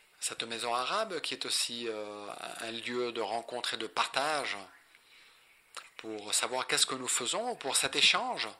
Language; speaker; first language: French; non-native, fluent; Spanish